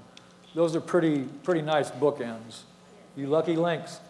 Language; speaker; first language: English; native; English